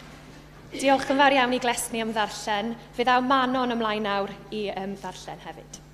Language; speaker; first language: Welsh; native; Welsh